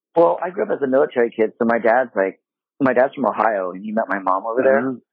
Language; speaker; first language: English; non-native, fluent; Japanese